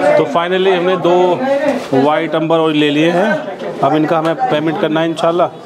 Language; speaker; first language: Hindi; native; Hindi